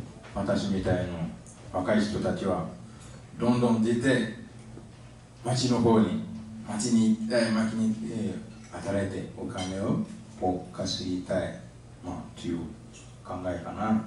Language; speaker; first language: Japanese; non-native, fluent; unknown